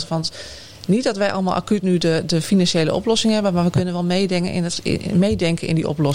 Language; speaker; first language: Dutch; native; Dutch